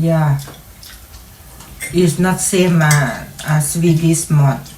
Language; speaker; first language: English; non-native, learner; Thai